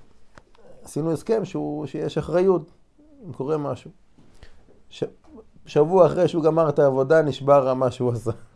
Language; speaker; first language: Hebrew; non-native, fluent; English